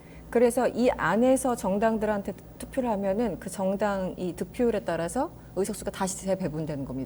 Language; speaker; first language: Korean; native; Korean